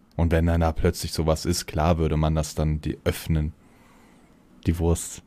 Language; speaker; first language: German; early bilingual, other home language; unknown